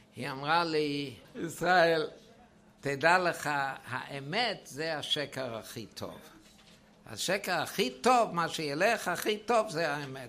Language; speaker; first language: Hebrew; non-native, fluent; German